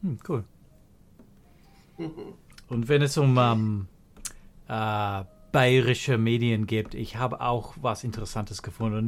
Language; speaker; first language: German; non-native, fluent; English